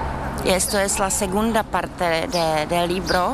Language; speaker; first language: Spanish; non-native, fluent; Czech